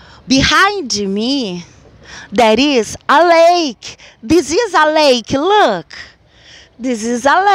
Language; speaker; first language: English; non-native, fluent; Portuguese